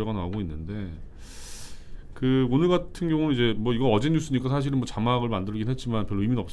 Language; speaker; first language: Korean; native; Korean